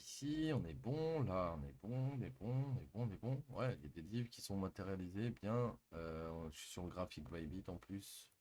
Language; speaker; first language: French; native; French